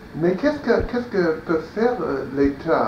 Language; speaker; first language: French; non-native, fluent; English